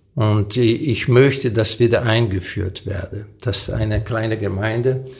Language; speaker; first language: German; early bilingual, other home language; Portuguese